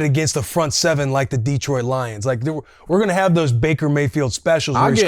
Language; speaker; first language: English; native; English